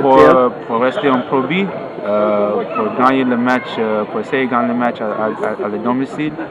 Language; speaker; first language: French; non-native, learner; English